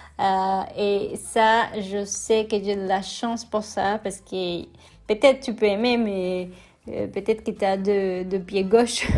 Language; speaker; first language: French; non-native, fluent; Spanish